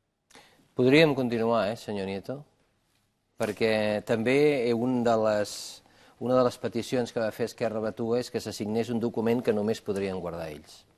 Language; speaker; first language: Catalan; native; Catalan